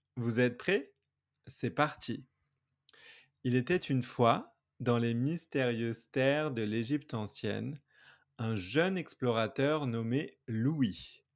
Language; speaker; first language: French; native; French